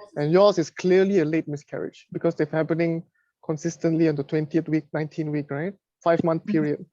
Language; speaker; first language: English; non-native, local second language; Chinese